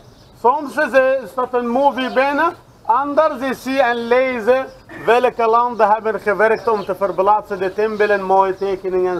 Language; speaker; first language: Dutch; non-native, learner; Arabic